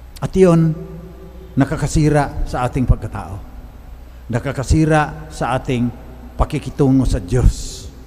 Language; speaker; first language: Filipino; non-native, local second language; Cebuano